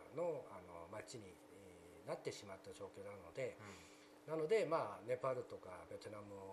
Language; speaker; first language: Japanese; non-native, fluent; Korean